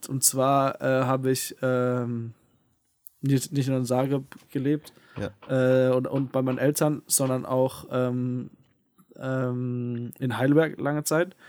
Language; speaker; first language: German; native; German